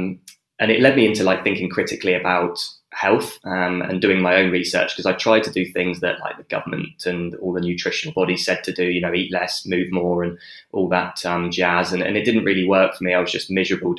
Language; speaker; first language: English; native; English